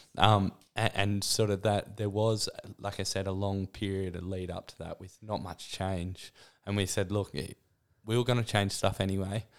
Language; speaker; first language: English; native; English